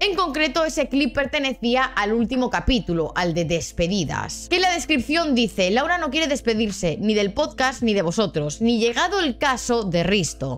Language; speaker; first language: Spanish; native; Spanish